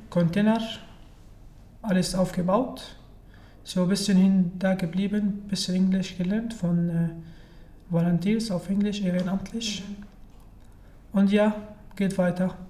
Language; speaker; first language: German; non-native, learner; Arabic